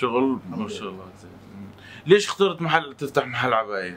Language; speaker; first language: Arabic; native; Arabic